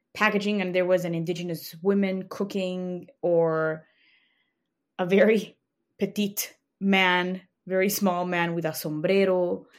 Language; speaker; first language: English; non-native, fluent; Spanish